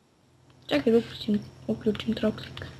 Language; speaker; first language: Bosnian; native; Bosnian